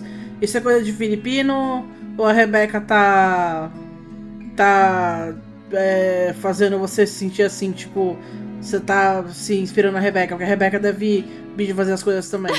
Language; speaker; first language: Portuguese; native; Portuguese